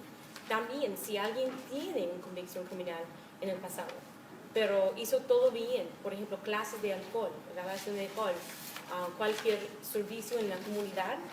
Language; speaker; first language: Spanish; non-native, fluent; English